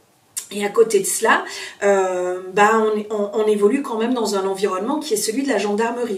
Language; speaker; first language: French; native; French